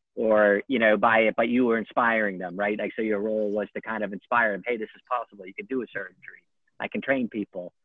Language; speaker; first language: English; native; English